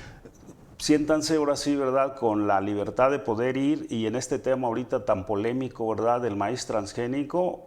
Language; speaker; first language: Spanish; native; Spanish